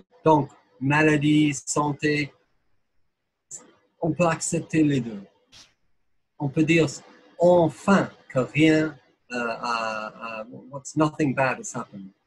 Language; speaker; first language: French; non-native, fluent; English